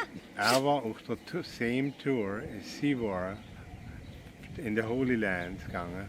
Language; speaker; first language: German; early bilingual, heritage; Pennsylvania German